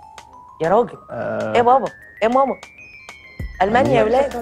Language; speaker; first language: Arabic; native; Arabic